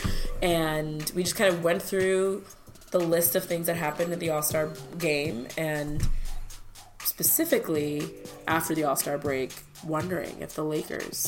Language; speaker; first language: English; early bilingual, other home language; Malayalam